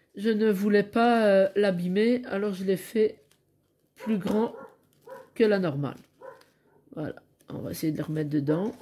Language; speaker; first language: French; native; French